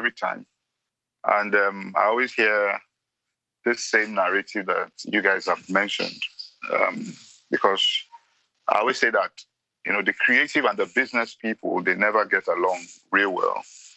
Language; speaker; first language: English; non-native, local second language; Yoruba